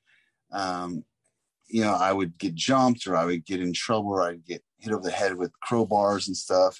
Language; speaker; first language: English; native; English